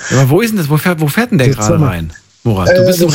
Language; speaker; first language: German; native; German